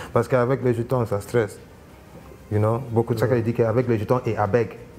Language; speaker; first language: French; non-native, local second language; English